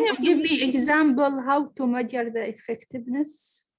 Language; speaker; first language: English; non-native, learner; Arabic